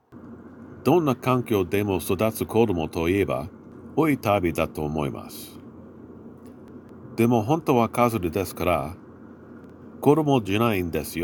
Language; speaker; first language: Japanese; non-native, learner; English